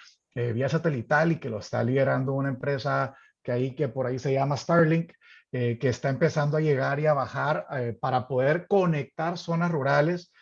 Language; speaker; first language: Spanish; native; Spanish